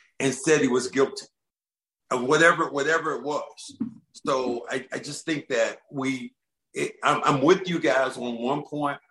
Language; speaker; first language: English; native; English